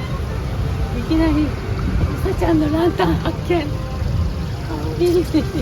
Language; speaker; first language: Japanese; native; Japanese